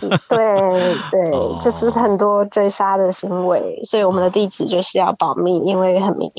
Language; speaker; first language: Chinese; native; Chinese